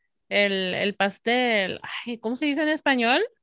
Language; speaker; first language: Spanish; early bilingual, heritage; Spanish